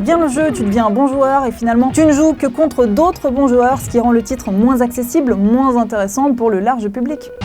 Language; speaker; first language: French; native; French